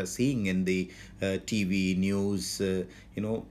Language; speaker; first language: English; non-native, local second language; Tamil